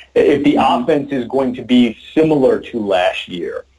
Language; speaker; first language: English; native; English